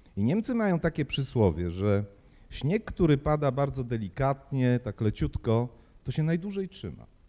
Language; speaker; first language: Polish; native; Polish